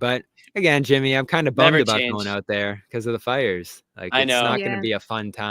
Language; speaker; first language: English; native; English